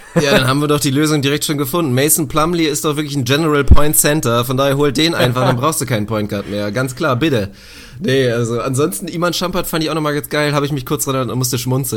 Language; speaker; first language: German; native; German